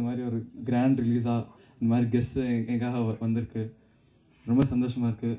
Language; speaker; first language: Tamil; non-native, local second language; Telugu